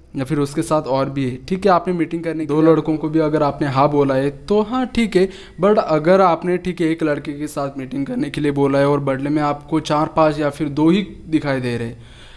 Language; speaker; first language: Hindi; native; Hindi